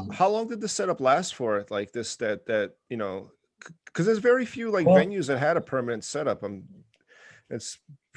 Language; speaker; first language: English; native; English